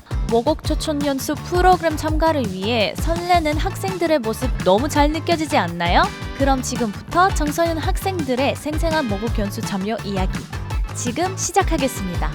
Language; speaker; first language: Korean; early bilingual, heritage; Korean